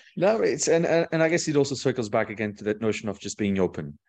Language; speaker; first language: English; non-native, fluent; Portuguese